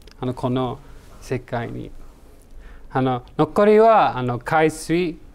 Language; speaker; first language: Japanese; non-native, learner; English